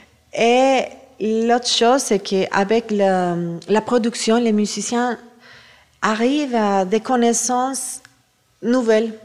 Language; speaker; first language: French; non-native, fluent; Spanish